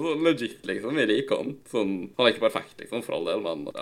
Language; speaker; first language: Norwegian; native; Norwegian